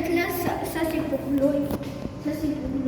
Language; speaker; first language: French; non-native, learner; Arabic